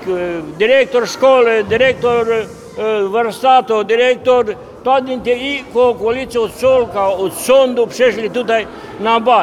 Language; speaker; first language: Polish; early bilingual, heritage; Polish